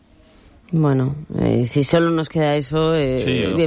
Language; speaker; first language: Spanish; native; Spanish